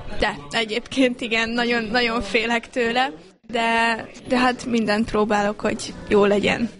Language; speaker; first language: Hungarian; native; Hungarian